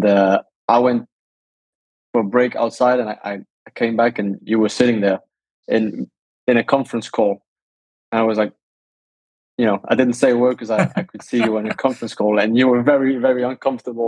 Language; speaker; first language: English; non-native, fluent; Danish